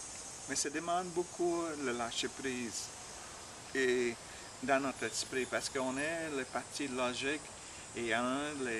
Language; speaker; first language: French; non-native, learner; English